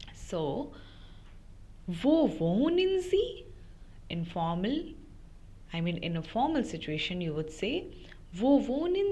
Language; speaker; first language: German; non-native, fluent; Hindi